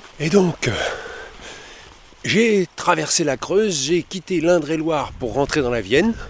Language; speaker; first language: French; native; French